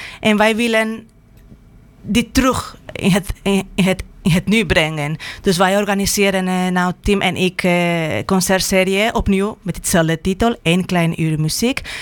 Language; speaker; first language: Dutch; non-native, fluent; Spanish